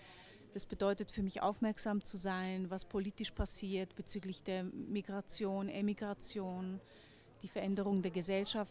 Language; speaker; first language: German; early bilingual, other home language; Hungarian